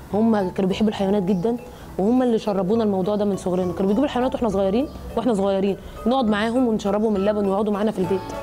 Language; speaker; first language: Arabic; native; Arabic